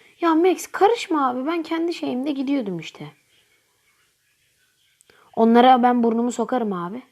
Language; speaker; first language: Turkish; native; Turkish